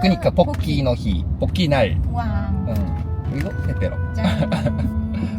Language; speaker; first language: Korean; non-native, learner; Japanese